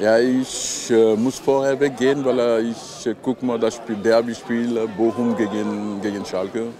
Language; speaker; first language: German; non-native, fluent; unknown